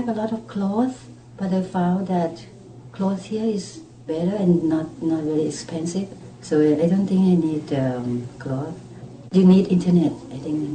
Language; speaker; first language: English; non-native, learner; Thai